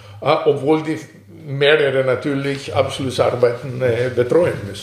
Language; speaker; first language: German; non-native, fluent; Greek